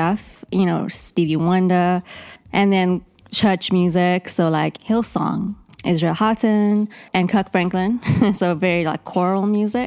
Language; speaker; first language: English; native; English